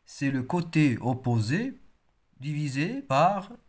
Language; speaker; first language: French; non-native, local second language; Arabic